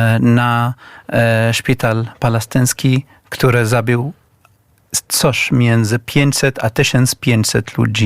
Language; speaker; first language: Polish; non-native, learner; Arabic